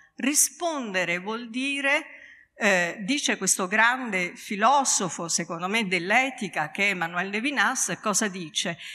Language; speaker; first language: Italian; native; Italian